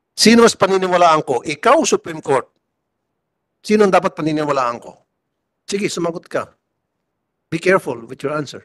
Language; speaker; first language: Filipino; native; Filipino